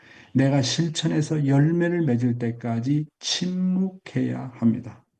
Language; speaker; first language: Korean; native; Korean